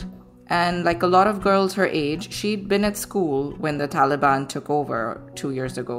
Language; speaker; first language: English; non-native, local second language; Gujarati